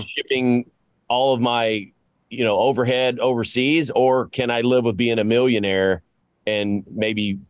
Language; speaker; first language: English; native; English